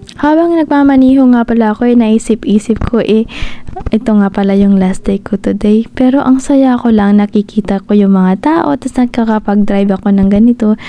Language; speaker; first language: Filipino; non-native, local second language; Cebuano